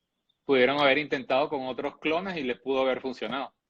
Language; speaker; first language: Spanish; native; Spanish